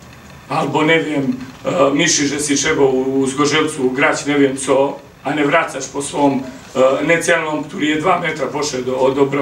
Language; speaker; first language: Polish; non-native, learner; Serbian